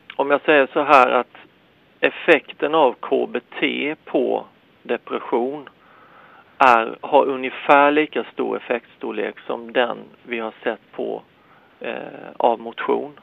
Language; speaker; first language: Swedish; native; Swedish